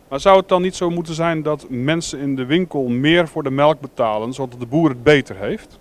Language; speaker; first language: Dutch; native; Dutch